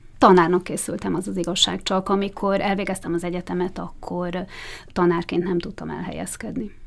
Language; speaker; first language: Hungarian; native; Hungarian